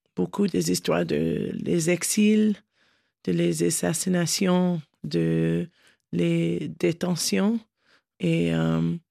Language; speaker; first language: French; non-native, learner; English